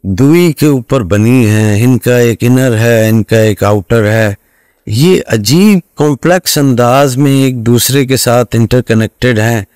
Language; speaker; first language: Urdu; non-native, local second language; Punjabi